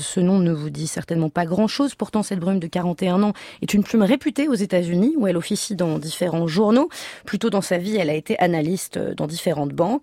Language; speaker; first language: French; native; French